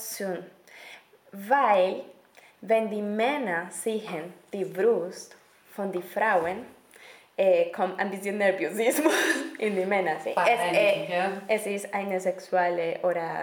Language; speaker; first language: German; non-native, learner; Spanish